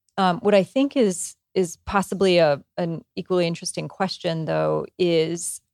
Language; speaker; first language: English; native; English